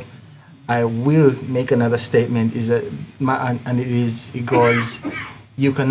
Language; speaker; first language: English; non-native, local second language; Ganda